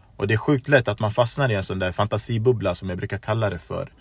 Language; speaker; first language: Swedish; early bilingual, other home language; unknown